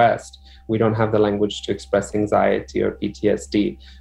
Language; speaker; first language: English; non-native, local second language; Urdu